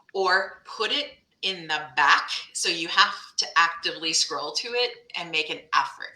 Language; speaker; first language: English; native; English